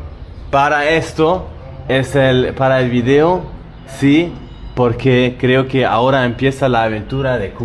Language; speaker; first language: Spanish; non-native, fluent; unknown